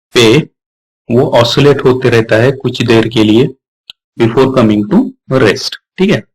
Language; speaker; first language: Hindi; non-native, local second language; Marathi